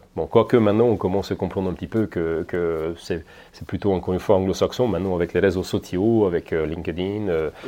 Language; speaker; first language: French; non-native, fluent; Hungarian